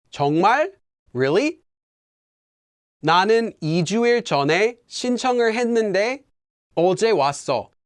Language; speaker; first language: Korean; non-native, fluent; English